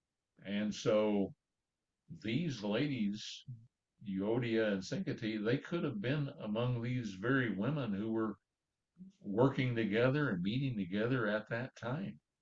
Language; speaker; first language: English; native; English